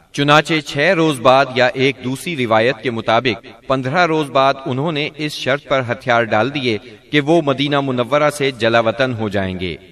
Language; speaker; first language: Urdu; native; Urdu